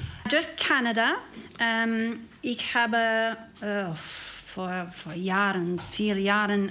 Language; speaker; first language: German; non-native, learner; English